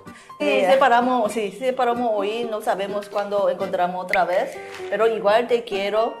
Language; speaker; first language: Spanish; non-native, learner; Korean